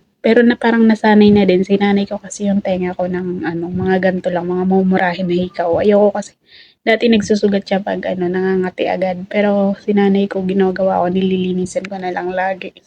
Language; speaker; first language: Filipino; native; Filipino